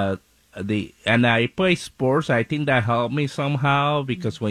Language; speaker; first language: English; non-native, fluent; Spanish